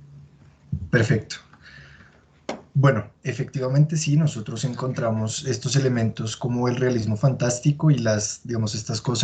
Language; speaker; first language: Spanish; native; Spanish